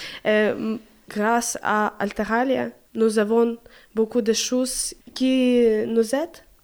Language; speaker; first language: French; non-native, learner; Ukrainian